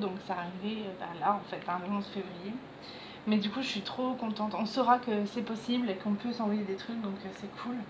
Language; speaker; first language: French; native; French